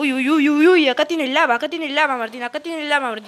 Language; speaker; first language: Spanish; native; Spanish